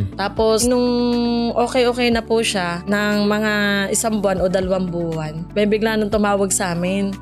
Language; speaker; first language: Filipino; native; Filipino